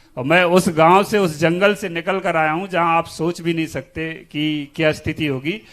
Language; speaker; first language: Hindi; native; Hindi